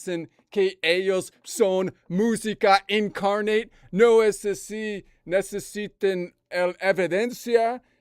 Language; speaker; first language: Spanish; non-native, learner; English